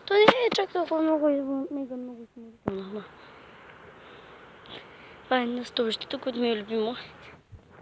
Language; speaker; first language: Bulgarian; native; Bulgarian